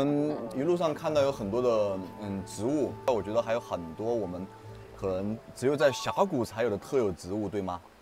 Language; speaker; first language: Chinese; native; Chinese